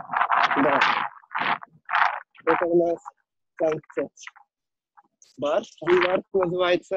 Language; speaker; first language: Russian; non-native, learner; Turkish